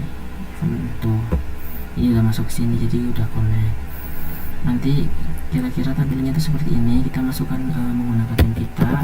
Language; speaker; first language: Indonesian; native; Indonesian